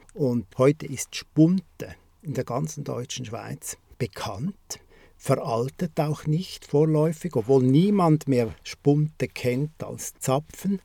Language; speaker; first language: German; native; German